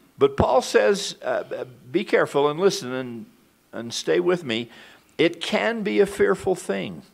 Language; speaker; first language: English; native; English